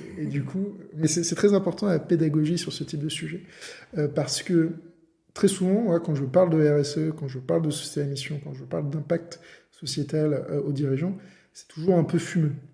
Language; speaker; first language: French; native; French